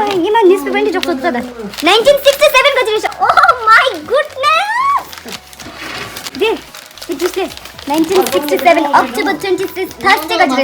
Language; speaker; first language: Hindi; non-native, local second language; Tibetan